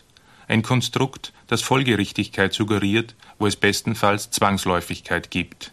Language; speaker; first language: German; native; German